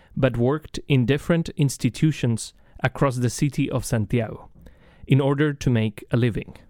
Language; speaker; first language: English; non-native, fluent; Spanish